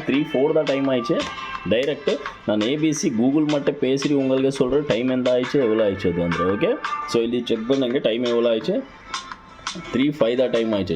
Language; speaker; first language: Tamil; non-native, learner; Kannada